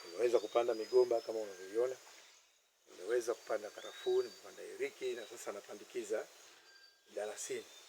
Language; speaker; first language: Swahili; native; Swahili